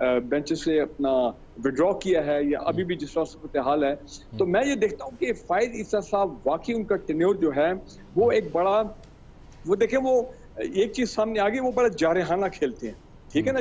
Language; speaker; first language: Urdu; native; Urdu